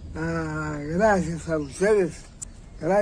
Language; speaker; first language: Spanish; non-native, local second language; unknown